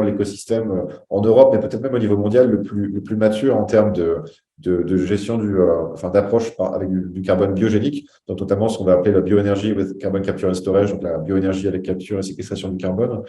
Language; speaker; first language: French; native; French